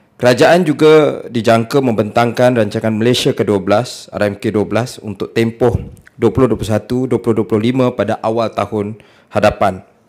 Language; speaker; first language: Malay; native; Malay